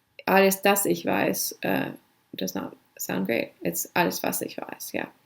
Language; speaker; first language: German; non-native, fluent; English